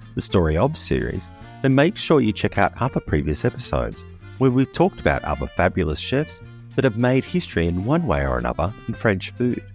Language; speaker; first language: English; native; English